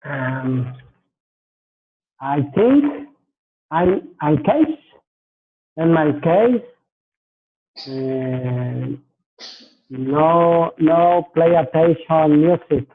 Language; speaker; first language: English; non-native, learner; Spanish